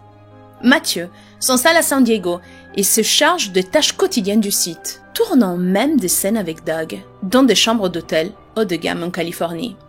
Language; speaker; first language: French; native; French